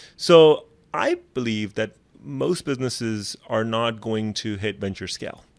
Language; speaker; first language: English; non-native, local second language; Urdu